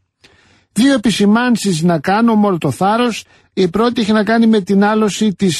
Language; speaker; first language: Greek; native; Greek